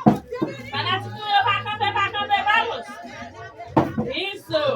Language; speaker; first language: Portuguese; non-native, learner; Haitian Creole